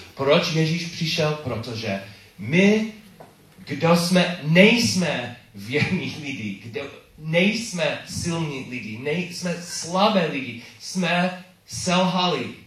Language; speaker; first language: Czech; non-native, learner; English